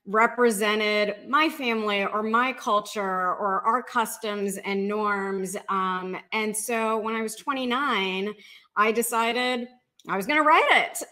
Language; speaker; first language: English; native; English